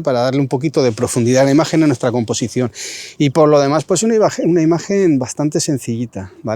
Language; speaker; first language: Spanish; native; Spanish